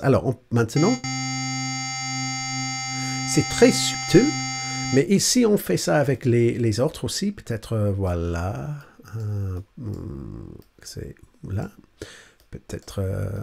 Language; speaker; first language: French; non-native, learner; English